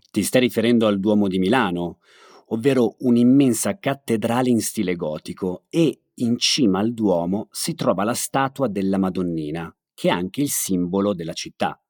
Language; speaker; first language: Italian; native; Italian